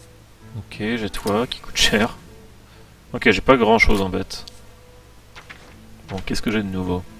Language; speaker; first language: French; native; French